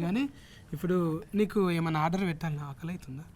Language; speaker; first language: Telugu; native; Telugu